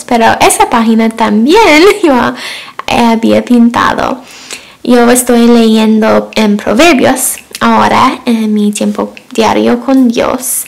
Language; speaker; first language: Spanish; non-native, fluent; English